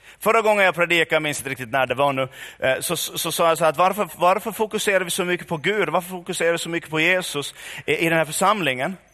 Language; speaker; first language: Swedish; native; Swedish